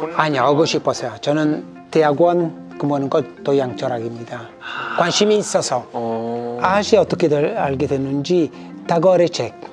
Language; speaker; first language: Korean; non-native, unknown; Italian